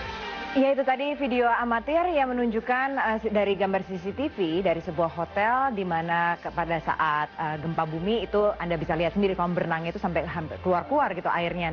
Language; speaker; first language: Indonesian; native; Indonesian